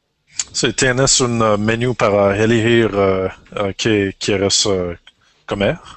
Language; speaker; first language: Spanish; non-native, learner; English